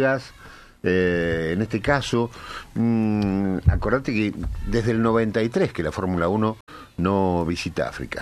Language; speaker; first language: Spanish; native; Spanish